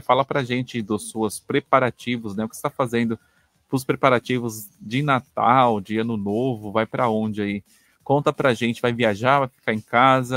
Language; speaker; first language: Portuguese; native; Portuguese